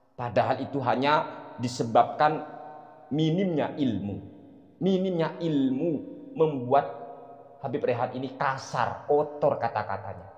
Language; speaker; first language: Indonesian; non-native, local second language; Madurese